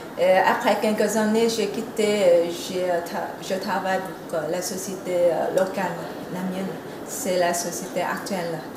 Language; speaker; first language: French; non-native, fluent; Vietnamese